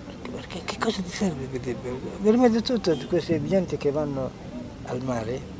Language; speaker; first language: Italian; non-native, fluent; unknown